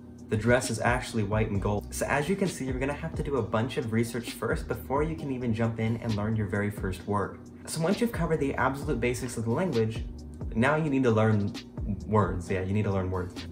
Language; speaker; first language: English; native; English